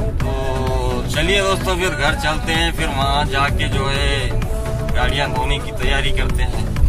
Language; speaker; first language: Urdu; native; Urdu